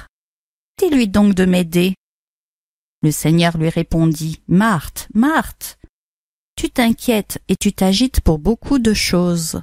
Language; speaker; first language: French; native; French